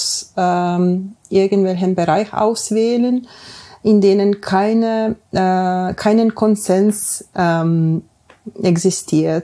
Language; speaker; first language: German; non-native, fluent; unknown